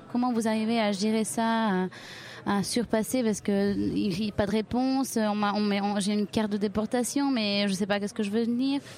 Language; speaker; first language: French; native; French